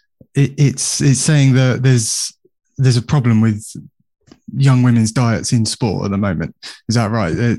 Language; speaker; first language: English; native; English